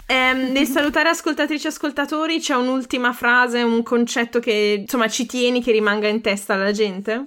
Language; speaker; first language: Italian; native; Italian